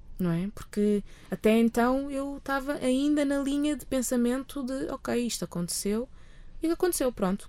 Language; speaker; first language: Portuguese; early bilingual, other home language; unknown